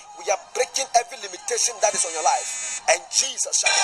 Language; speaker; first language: English; non-native, local second language; Akan